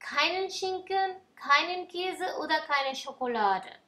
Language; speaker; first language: German; non-native, fluent; Spanish